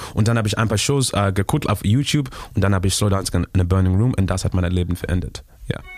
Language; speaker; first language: German; non-native, learner; Shona